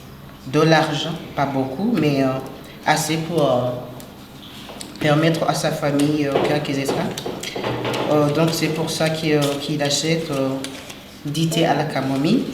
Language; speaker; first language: French; non-native, local second language; Rundi